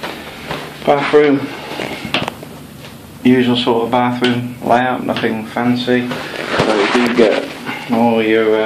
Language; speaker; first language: English; native; English